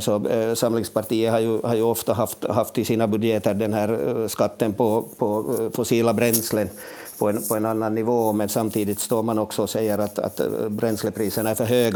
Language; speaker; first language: Swedish; native; Swedish